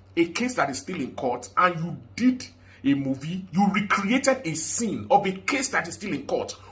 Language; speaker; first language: English; non-native, local second language; Yoruba